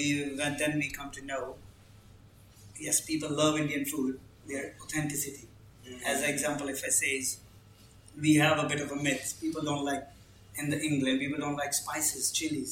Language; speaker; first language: English; non-native, local second language; Punjabi